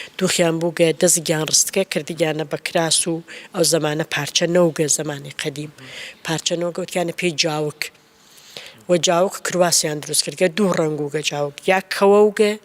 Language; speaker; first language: Central Kurdish; non-native, local second language; Gurani